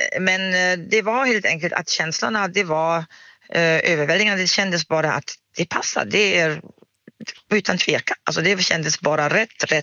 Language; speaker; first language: Swedish; non-native, fluent; German